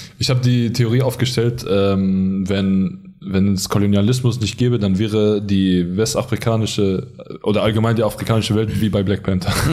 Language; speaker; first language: German; early bilingual, other home language; Arabic